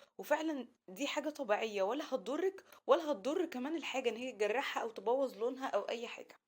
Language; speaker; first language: Arabic; native; Arabic